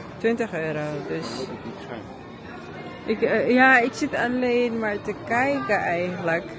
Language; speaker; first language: Dutch; non-native, learner; Cebuano